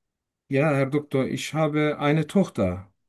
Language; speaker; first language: German; non-native, fluent; Turkish